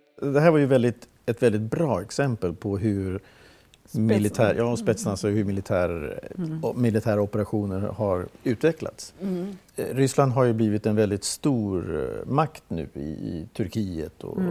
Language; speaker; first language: Swedish; native; Swedish